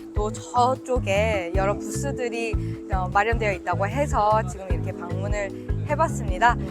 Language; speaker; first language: Korean; native; Korean